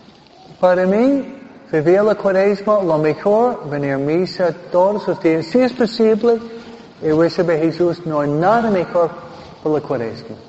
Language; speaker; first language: Spanish; non-native, fluent; English